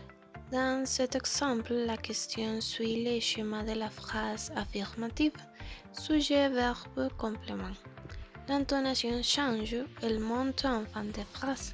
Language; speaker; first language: French; non-native, learner; Spanish